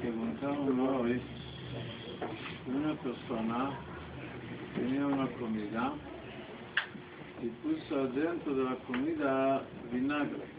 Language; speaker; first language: Portuguese; non-native, learner; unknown